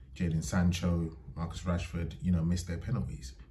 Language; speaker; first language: English; native; English